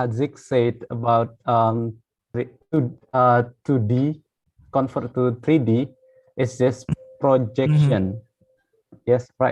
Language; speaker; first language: English; non-native, learner; Indonesian